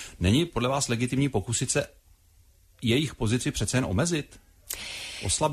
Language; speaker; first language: Czech; native; Czech